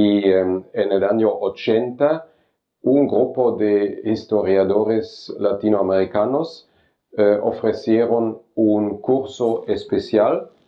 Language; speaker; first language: Spanish; non-native, fluent; German